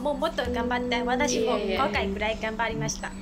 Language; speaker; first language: Japanese; non-native, learner; Burmese